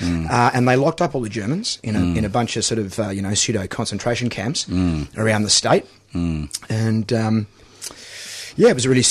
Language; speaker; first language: English; native; English